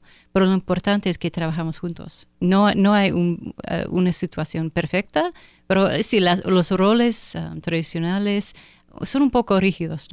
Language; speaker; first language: Spanish; non-native, fluent; English